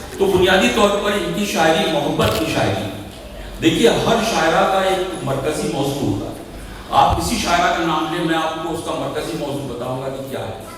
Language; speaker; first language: Urdu; native; Urdu